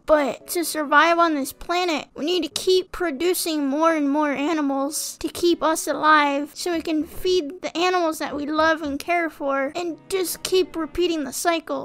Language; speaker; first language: English; native; English